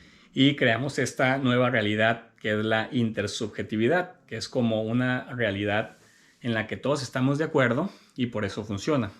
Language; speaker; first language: Spanish; native; Spanish